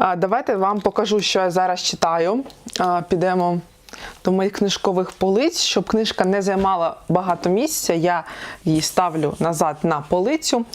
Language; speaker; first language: Ukrainian; non-native, local second language; Russian